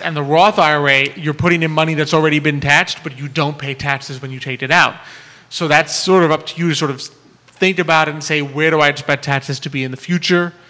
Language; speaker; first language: English; native; English